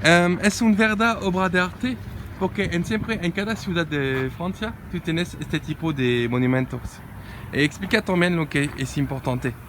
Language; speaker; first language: Spanish; non-native, learner; French